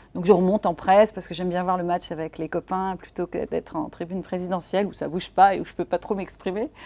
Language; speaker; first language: French; native; French